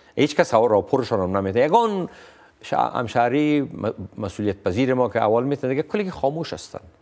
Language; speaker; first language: Persian; non-native, local second language; Pashto